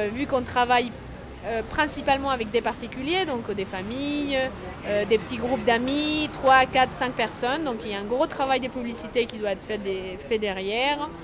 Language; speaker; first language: French; non-native, fluent; Spanish